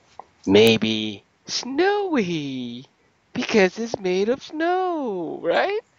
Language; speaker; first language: English; non-native, fluent; Russian